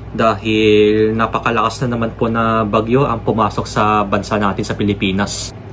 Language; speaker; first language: Filipino; native; Filipino